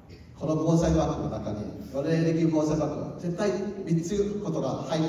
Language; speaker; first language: Japanese; non-native, learner; Cantonese